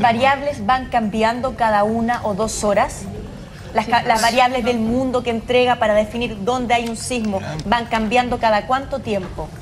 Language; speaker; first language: Spanish; native; Spanish